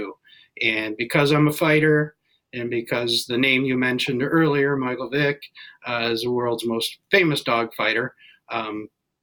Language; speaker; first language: English; native; English